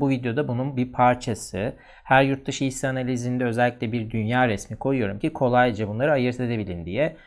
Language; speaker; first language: Turkish; native; Turkish